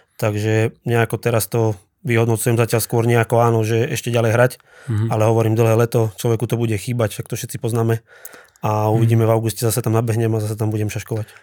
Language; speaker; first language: Slovak; native; Slovak